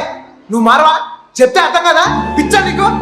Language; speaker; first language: Telugu; native; Telugu